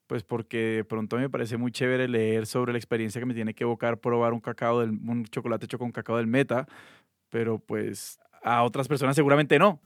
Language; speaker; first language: Spanish; native; Spanish